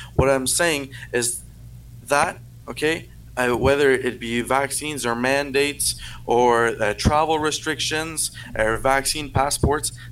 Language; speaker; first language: English; non-native, fluent; French